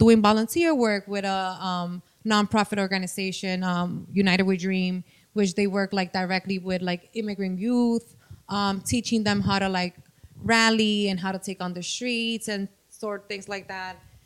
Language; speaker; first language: English; non-native, fluent; Spanish